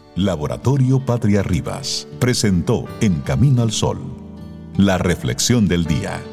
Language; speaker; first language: Spanish; native; Spanish